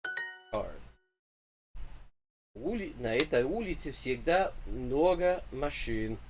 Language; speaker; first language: Russian; non-native, learner; English